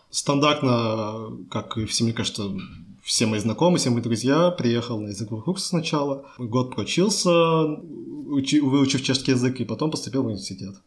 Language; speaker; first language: Russian; native; Russian